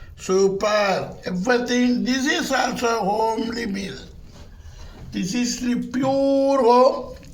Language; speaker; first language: English; non-native, local second language; Tamil